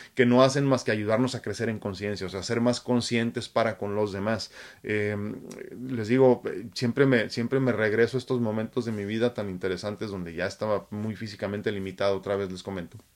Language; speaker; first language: Spanish; native; Spanish